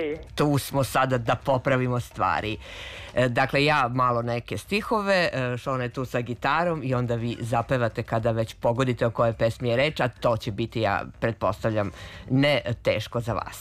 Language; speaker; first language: Serbian; native; Serbian